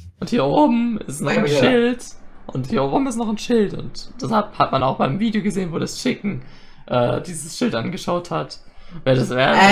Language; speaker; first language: German; native; German